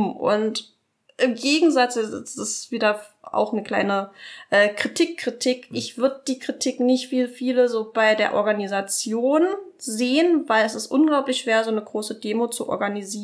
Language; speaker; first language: German; native; German